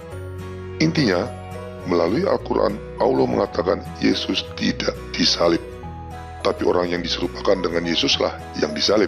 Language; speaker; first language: Indonesian; native; Indonesian